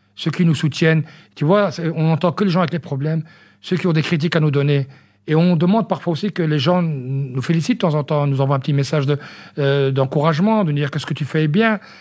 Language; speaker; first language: French; early bilingual, other home language; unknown